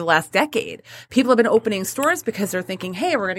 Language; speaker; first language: English; native; English